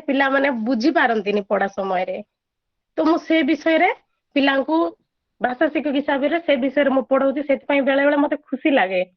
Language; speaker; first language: Odia; non-native, local second language; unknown